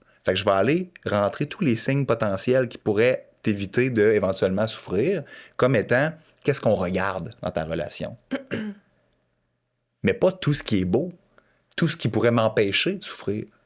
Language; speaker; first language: French; native; French